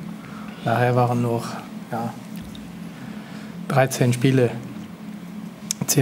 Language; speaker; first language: German; non-native, local second language; French